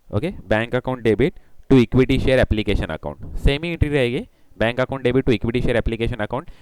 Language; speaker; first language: Hindi; non-native, local second language; Marathi